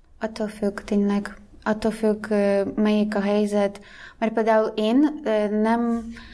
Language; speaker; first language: Hungarian; non-native, fluent; Russian